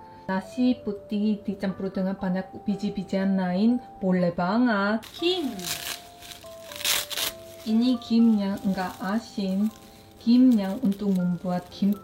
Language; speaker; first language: Indonesian; non-native, fluent; Korean